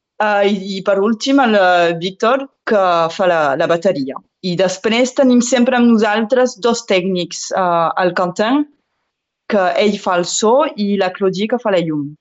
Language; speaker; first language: Catalan; non-native, local second language; French